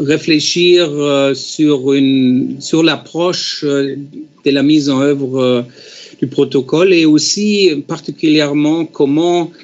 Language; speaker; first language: French; non-native, fluent; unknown